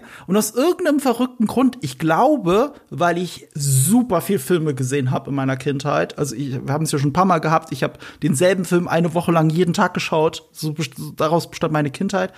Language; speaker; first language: German; native; German